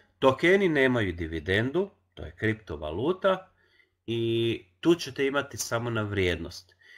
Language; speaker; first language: Croatian; non-native, local second language; Hungarian